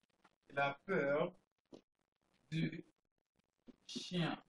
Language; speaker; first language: French; non-native, fluent; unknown